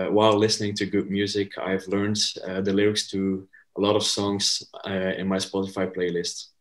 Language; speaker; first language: English; non-native, fluent; Dutch